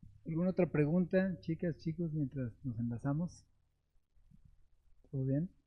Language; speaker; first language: Spanish; native; Spanish